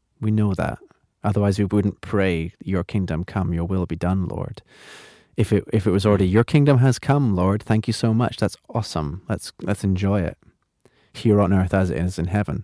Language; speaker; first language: English; native; English